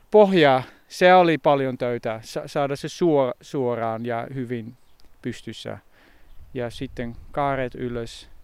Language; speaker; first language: Finnish; non-native, fluent; Dutch